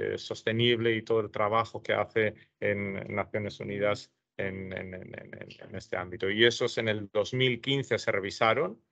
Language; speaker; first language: Spanish; native; Spanish